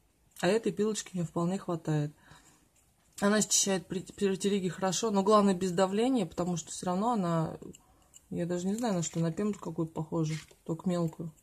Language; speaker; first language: Russian; native; Russian